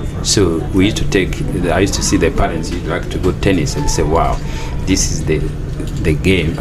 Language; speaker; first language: English; non-native, local second language; Kinyarwanda